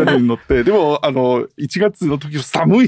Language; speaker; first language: Japanese; non-native, learner; Chinese